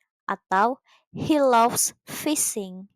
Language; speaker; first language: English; non-native, fluent; Indonesian